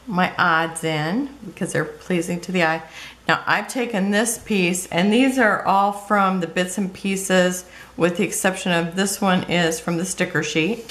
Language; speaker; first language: English; native; English